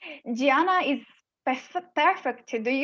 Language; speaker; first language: English; non-native, learner; Portuguese